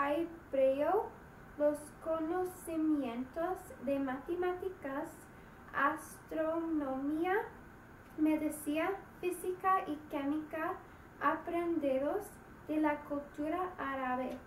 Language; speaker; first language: Spanish; non-native, learner; English